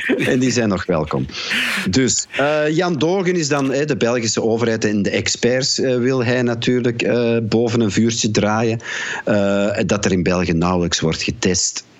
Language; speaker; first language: Dutch; native; Dutch